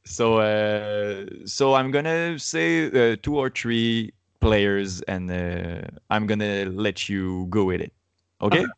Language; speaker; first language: English; non-native, learner; French